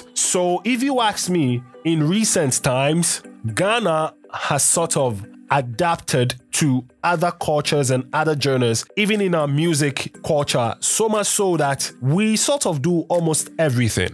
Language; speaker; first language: English; non-native, local second language; Akan